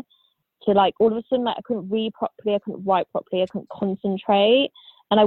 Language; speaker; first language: English; native; English